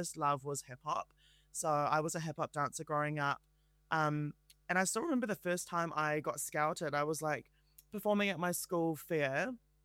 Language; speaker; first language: English; native; English